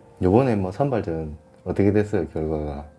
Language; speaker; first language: Korean; native; Korean